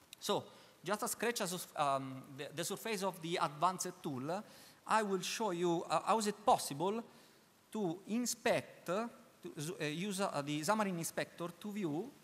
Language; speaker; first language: English; non-native, learner; Italian